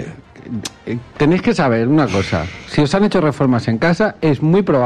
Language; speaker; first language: Spanish; native; Spanish